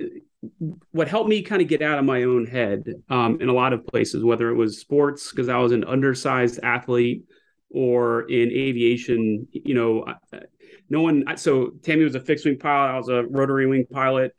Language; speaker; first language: English; native; English